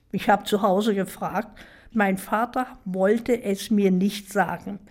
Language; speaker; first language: German; native; German